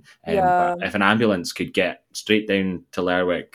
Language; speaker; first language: English; native; English